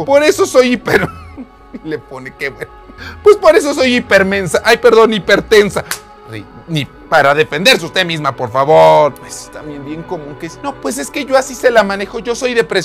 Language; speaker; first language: Spanish; native; Spanish